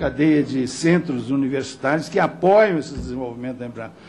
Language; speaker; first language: Portuguese; native; Portuguese